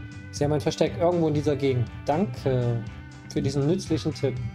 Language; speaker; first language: German; native; German